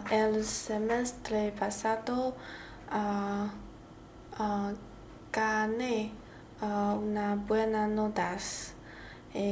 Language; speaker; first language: Spanish; non-native, learner; Chinese